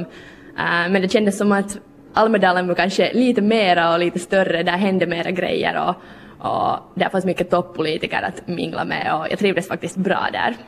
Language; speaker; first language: Swedish; native; Swedish